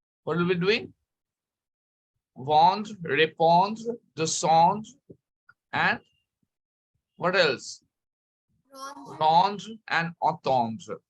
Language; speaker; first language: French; non-native, fluent; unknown